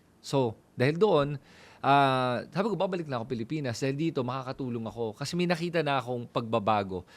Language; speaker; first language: Filipino; native; Filipino